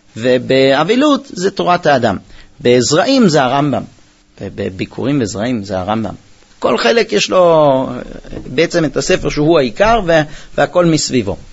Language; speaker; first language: Hebrew; early bilingual, heritage; Hebrew